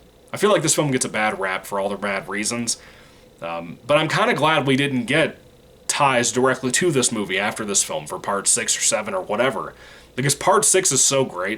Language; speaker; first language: English; native; English